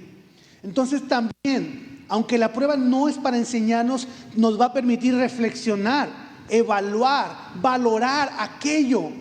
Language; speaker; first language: Spanish; native; Spanish